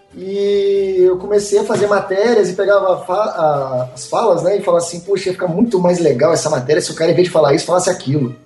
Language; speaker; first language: Portuguese; native; Portuguese